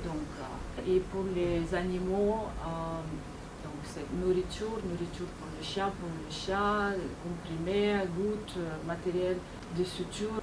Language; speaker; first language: French; non-native, fluent; Ukrainian